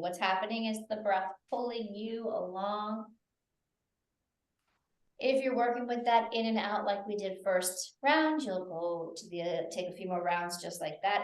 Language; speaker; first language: English; native; English